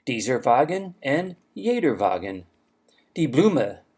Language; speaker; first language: German; non-native, fluent; English